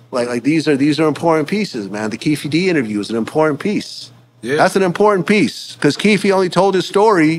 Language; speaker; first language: English; native; English